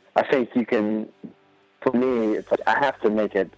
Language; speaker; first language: English; native; English